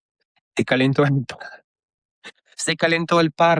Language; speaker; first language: Spanish; non-native, fluent; Russian